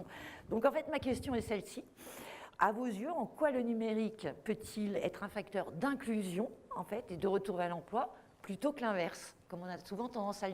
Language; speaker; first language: French; native; French